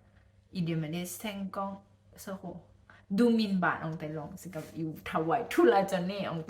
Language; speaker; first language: French; non-native, learner; Thai